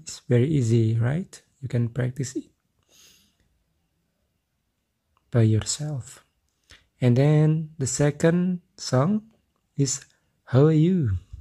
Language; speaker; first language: English; non-native, fluent; Indonesian